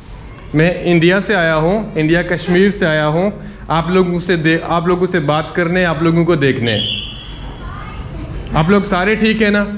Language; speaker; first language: Hindi; native; Hindi